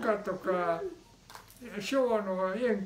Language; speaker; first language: Japanese; non-native, local second language; Min Nan Chinese